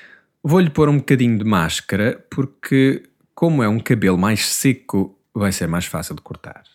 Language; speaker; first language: Portuguese; non-native, fluent; English